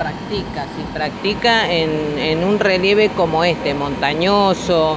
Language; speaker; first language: Spanish; native; Spanish